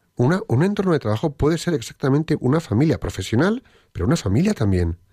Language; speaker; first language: Spanish; native; Spanish